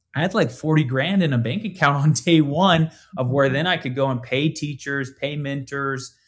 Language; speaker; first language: English; native; English